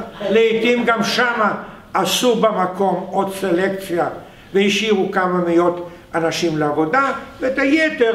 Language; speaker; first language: Hebrew; non-native, fluent; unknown